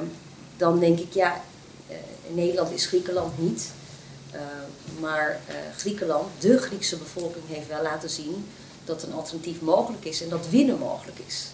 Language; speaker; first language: Dutch; native; Dutch